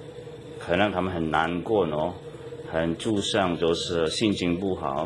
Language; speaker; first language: Chinese; non-native, fluent; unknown